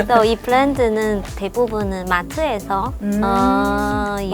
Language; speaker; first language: Korean; non-native, fluent; Chinese